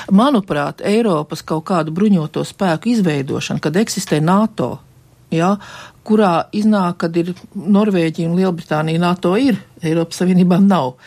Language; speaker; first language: Latvian; native; Latvian